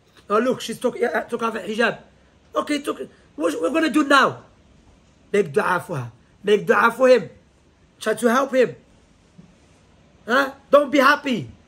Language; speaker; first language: English; non-native, fluent; Arabic